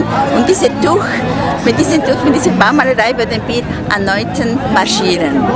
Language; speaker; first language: German; non-native, fluent; Spanish